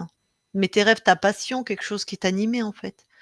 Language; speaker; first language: French; native; French